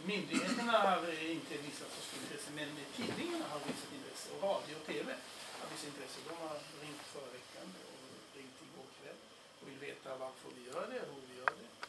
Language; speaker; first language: Swedish; non-native, fluent; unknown